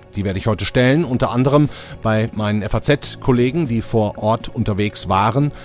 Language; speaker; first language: German; native; German